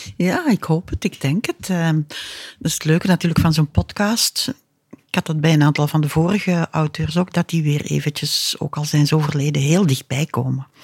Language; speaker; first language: Dutch; native; Dutch